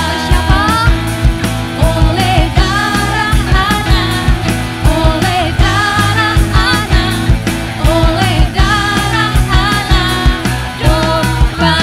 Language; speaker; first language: Indonesian; native; Indonesian